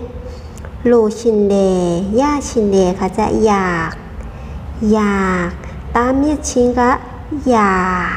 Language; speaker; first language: Thai; non-native, fluent; Burmese